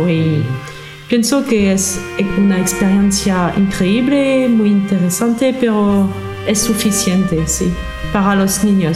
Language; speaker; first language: Spanish; non-native, fluent; French